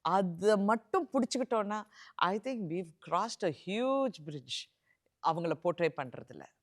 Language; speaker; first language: Tamil; native; Tamil